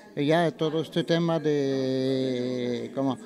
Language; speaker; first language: Spanish; non-native, learner; French